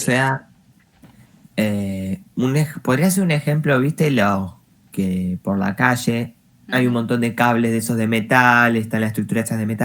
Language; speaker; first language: Spanish; native; Spanish